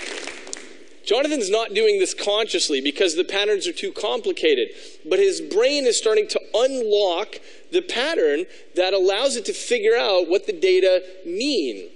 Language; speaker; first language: English; native; English